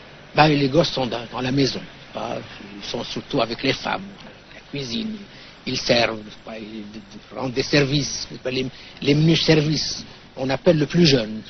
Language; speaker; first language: French; non-native, local second language; Arabic